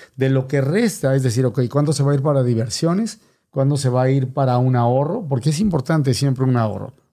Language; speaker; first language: Spanish; native; Spanish